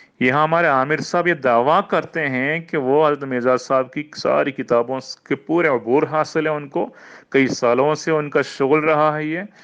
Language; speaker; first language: Urdu; non-native, fluent; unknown